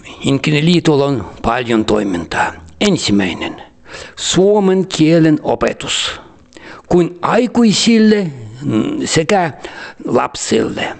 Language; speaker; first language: Finnish; early bilingual, heritage; Finnish